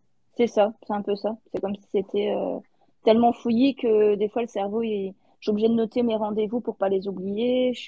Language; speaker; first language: French; native; French